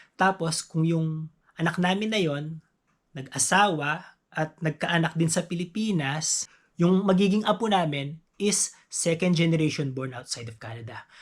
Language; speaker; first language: Filipino; native; Filipino